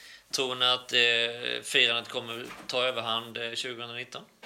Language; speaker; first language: Swedish; native; Swedish